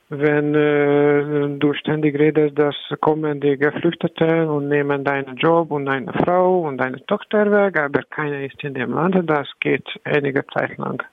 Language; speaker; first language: German; non-native, learner; Hungarian